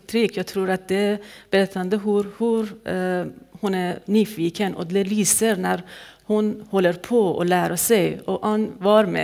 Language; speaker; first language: Swedish; non-native, fluent; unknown